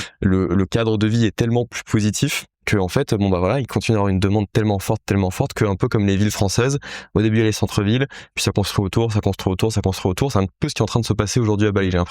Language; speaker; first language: French; native; French